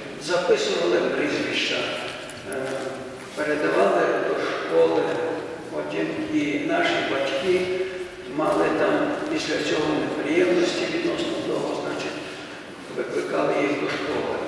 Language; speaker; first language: Ukrainian; native; Ukrainian